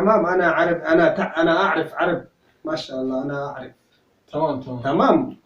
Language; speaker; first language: Arabic; non-native, learner; Somali